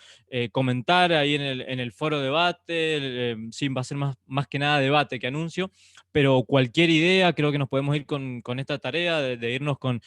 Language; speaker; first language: Spanish; native; Spanish